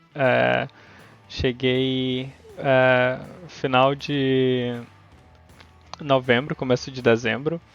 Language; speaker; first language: Portuguese; native; Portuguese